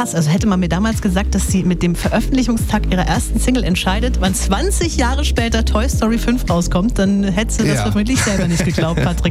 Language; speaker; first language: German; native; German